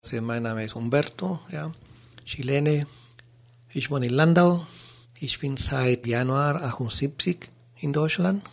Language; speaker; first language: German; non-native, learner; Spanish